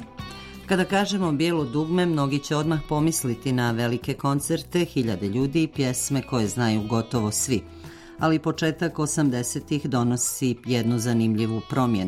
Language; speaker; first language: Croatian; native; Croatian